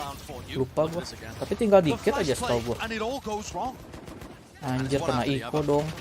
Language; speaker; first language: Indonesian; native; Indonesian